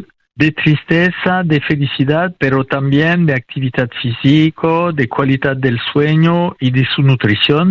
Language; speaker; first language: Spanish; non-native, fluent; French